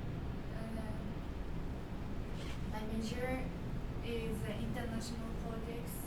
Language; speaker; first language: English; non-native, learner; Japanese